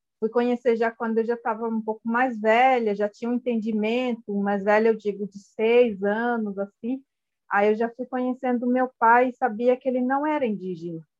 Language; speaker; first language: Portuguese; non-native, local second language; Guarani